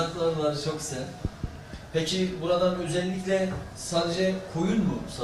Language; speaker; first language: Turkish; native; Turkish